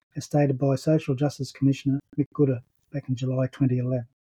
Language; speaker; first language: English; native; English